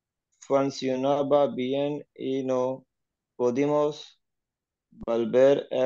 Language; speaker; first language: Spanish; non-native, learner; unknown